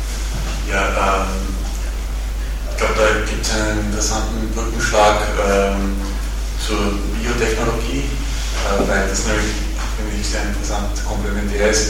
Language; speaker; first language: German; native; German